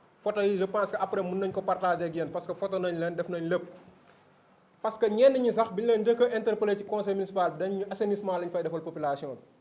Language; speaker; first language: Wolof; native; Wolof